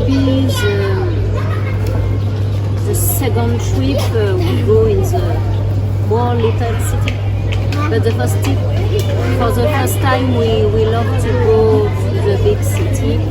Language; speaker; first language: English; non-native, learner; French